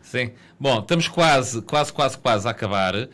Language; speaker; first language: Portuguese; native; Portuguese